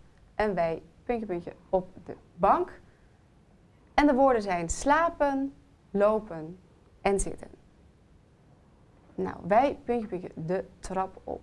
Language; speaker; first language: Dutch; native; Dutch